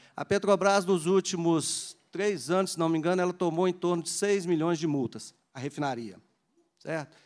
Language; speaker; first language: Portuguese; native; Portuguese